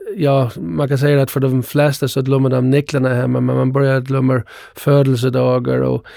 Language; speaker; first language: Swedish; non-native, fluent; English